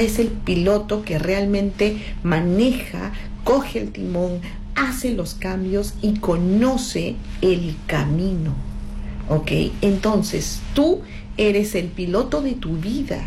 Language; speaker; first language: Spanish; native; Spanish